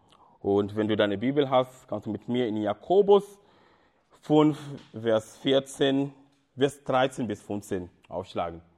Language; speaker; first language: German; non-native, fluent; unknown